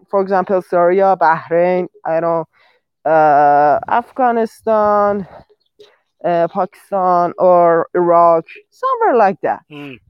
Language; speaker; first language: English; non-native, learner; Persian